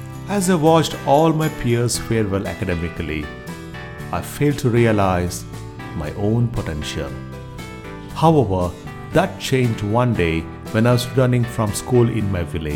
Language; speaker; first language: English; non-native, local second language; Kannada